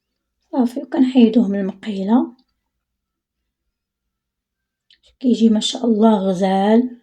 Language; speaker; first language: Arabic; native; Arabic